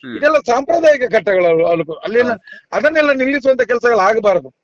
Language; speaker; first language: Kannada; non-native, local second language; Tulu